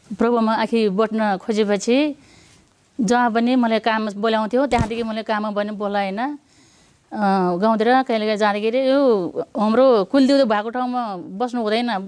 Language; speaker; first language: Nepali; non-native, local second language; Eastern Tamang